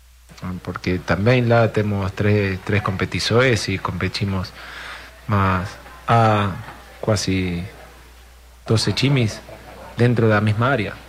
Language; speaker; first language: Portuguese; non-native, fluent; Spanish